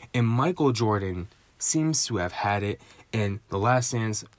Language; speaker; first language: English; native; English